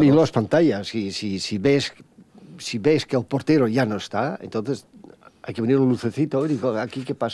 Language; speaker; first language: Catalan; non-native, learner; Dutch